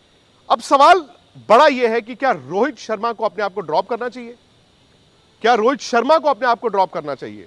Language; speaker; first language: Hindi; native; Hindi